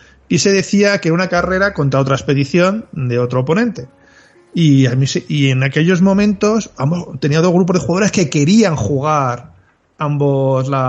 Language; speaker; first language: Spanish; native; Spanish